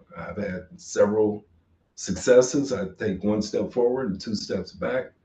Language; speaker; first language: English; native; English